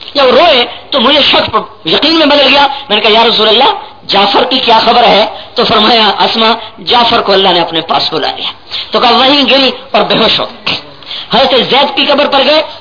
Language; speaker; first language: Urdu; non-native, local second language; Punjabi